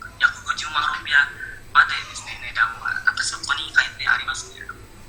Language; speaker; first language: Japanese; non-native, learner; Indonesian